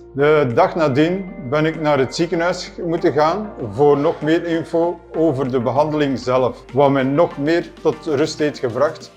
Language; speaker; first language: Dutch; native; Dutch